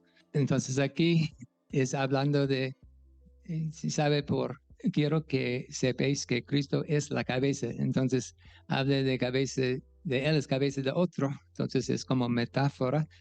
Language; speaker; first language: Spanish; non-native, fluent; English